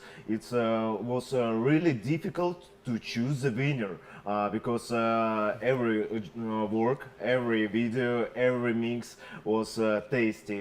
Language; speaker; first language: English; non-native, learner; Russian